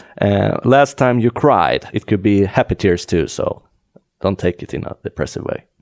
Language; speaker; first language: English; non-native, fluent; Swedish